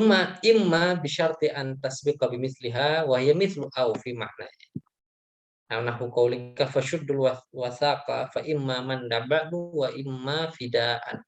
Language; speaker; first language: Arabic; non-native, fluent; Indonesian